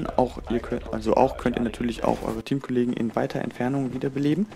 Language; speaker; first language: German; native; German